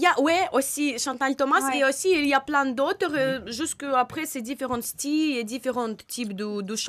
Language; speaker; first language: French; non-native, learner; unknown